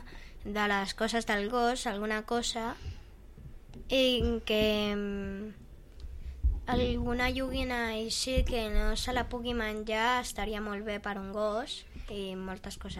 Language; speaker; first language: Catalan; non-native, local second language; Spanish